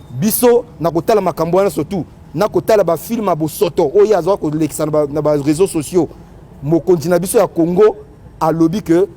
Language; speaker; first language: Lingala; native; Lingala